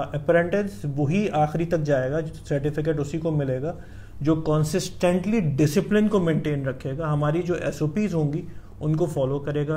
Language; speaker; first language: Urdu; native; Urdu